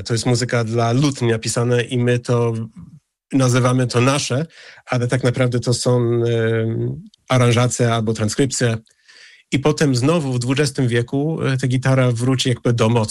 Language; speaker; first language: Polish; early bilingual, heritage; English